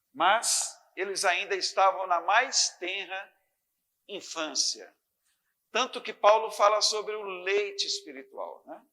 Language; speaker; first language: Portuguese; native; Portuguese